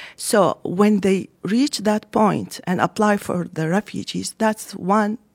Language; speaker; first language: English; non-native, fluent; Arabic